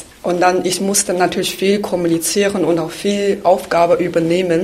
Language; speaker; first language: German; non-native, fluent; Chinese